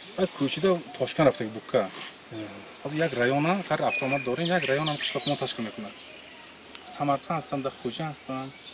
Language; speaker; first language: Tajik; native; Tajik